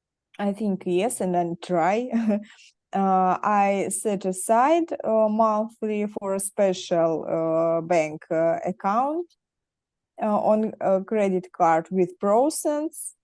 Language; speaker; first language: English; non-native, learner; Russian